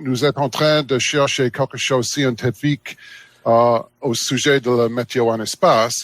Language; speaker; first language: French; non-native, learner; English